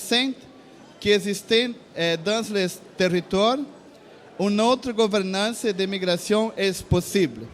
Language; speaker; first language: French; non-native, learner; Portuguese